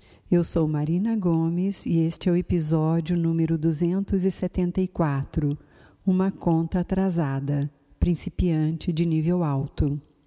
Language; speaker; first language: Portuguese; native; Portuguese